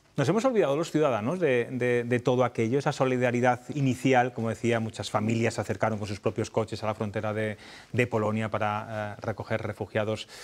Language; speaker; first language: Spanish; native; Spanish